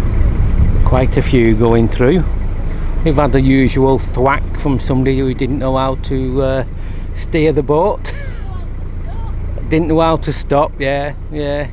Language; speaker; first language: English; native; English